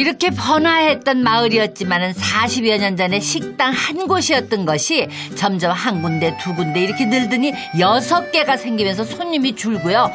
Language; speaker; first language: Korean; native; Korean